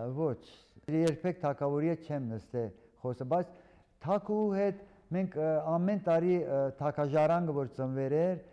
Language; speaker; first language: Armenian; early bilingual, heritage; Armenian